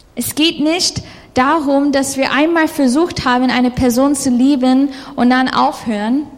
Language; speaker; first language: German; non-native, fluent; English